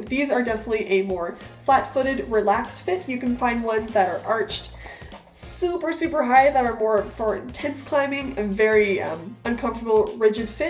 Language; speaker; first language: English; native; English